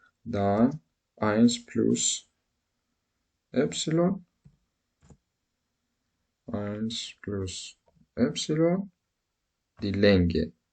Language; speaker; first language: German; non-native, learner; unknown